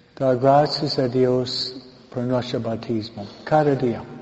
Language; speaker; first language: Spanish; non-native, fluent; English